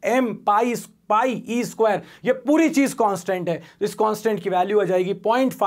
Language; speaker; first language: Hindi; native; Hindi